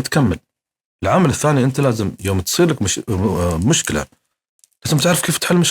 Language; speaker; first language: Arabic; native; Arabic